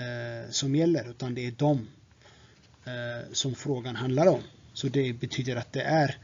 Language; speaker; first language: Swedish; non-native, fluent; Tigrinya